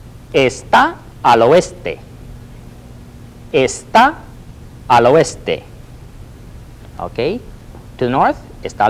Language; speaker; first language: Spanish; non-native, fluent; English